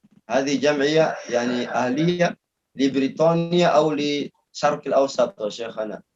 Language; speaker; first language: Arabic; non-native, learner; Indonesian